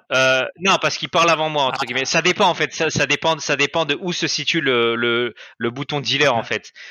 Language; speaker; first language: French; native; French